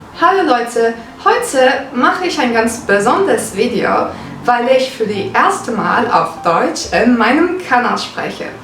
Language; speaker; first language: German; non-native, fluent; Turkish